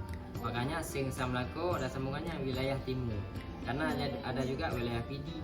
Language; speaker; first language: Indonesian; non-native, local second language; Achinese